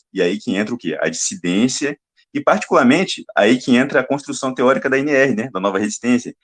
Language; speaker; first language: Portuguese; native; Portuguese